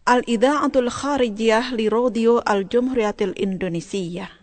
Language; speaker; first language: Arabic; non-native, fluent; Indonesian